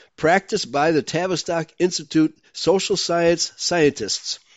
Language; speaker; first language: English; native; English